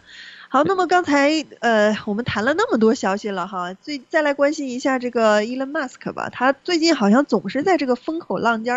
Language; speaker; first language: Chinese; native; Chinese